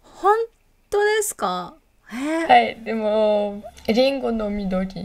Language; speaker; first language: Japanese; non-native, learner; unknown